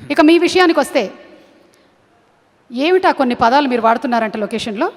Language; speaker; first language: Telugu; native; Telugu